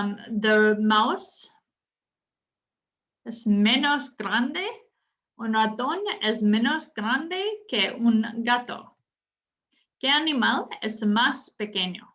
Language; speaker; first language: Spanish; non-native, fluent; English